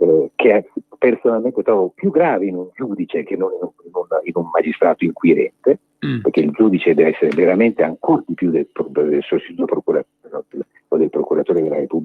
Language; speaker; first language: Italian; native; Italian